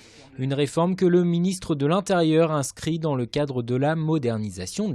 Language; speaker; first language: French; native; French